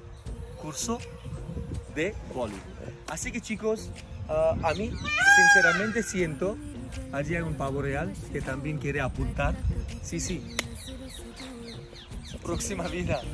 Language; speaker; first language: Spanish; non-native, fluent; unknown